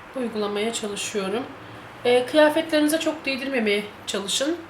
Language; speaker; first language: Turkish; native; Turkish